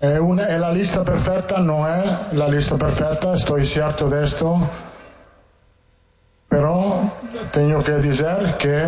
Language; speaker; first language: Portuguese; non-native, fluent; Italian